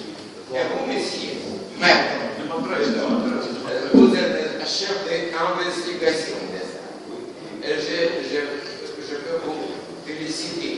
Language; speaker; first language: French; non-native, fluent; Russian